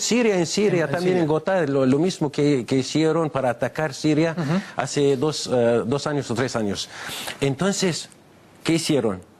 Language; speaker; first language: Spanish; non-native, fluent; Arabic